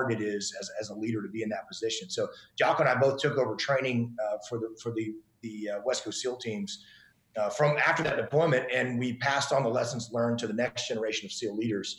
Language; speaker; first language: English; native; English